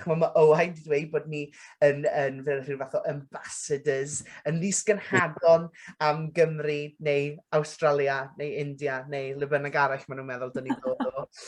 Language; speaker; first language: Welsh; native; Welsh